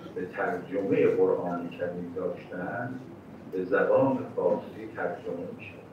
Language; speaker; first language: Persian; native; Persian